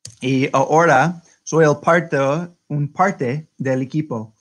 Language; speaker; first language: Spanish; non-native, learner; English